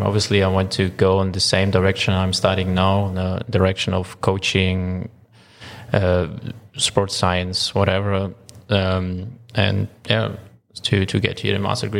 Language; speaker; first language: English; non-native, fluent; German